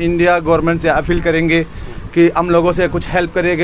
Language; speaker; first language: Hindi; non-native, fluent; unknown